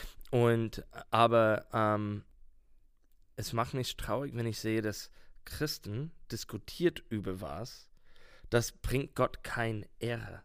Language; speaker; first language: German; non-native, learner; English